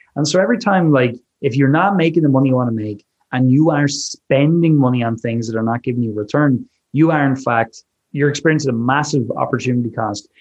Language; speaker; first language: English; native; English